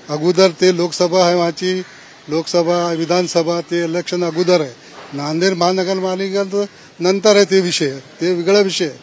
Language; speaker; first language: Marathi; non-native, local second language; Urdu